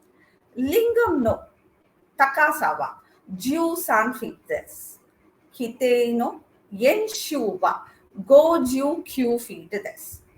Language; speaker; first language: Japanese; non-native, learner; Tamil